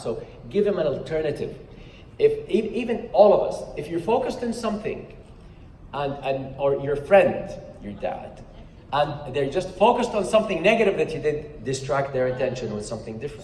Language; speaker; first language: English; non-native, fluent; Arabic